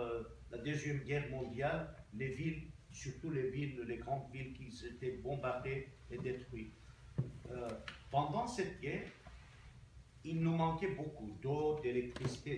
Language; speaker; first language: French; non-native, fluent; Armenian